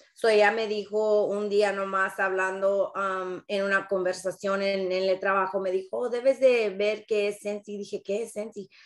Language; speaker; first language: Spanish; early bilingual, heritage; Spanish